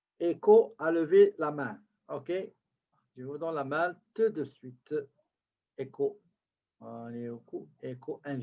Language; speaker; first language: French; native; French